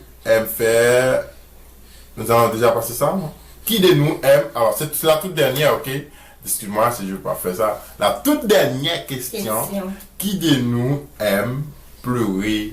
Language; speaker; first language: French; non-native, local second language; Haitian Creole